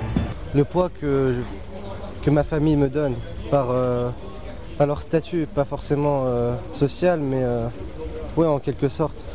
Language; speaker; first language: French; early bilingual, other home language; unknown